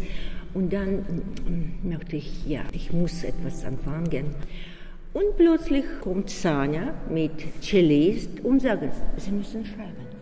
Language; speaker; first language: German; non-native, learner; Ukrainian